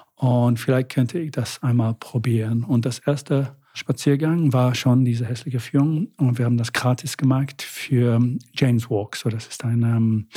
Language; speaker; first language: German; non-native, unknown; English